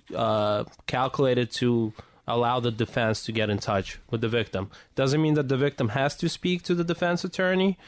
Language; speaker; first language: English; early bilingual, other home language; Russian